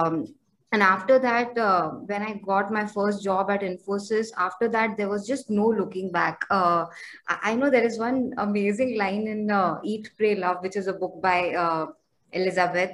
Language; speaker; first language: English; non-native, local second language; Hindi